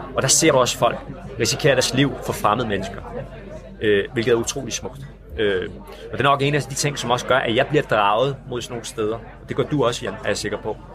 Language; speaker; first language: Danish; early bilingual, other home language; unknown